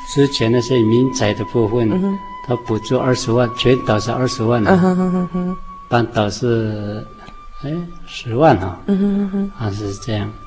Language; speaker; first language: Chinese; non-native, local second language; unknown